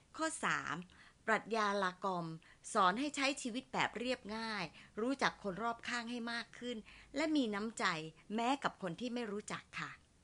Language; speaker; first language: Thai; native; Thai